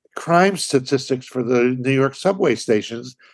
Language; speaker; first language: English; native; English